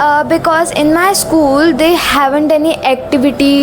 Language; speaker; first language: English; non-native, local second language; Hindi